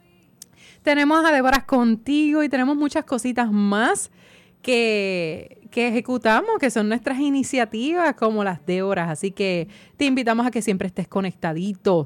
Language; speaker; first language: Spanish; native; Spanish